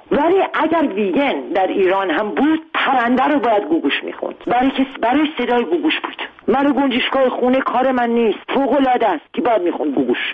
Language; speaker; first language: Persian; non-native, local second language; Armenian